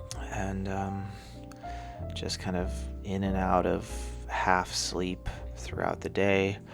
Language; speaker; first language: English; native; English